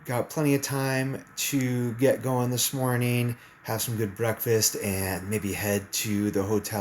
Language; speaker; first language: English; native; English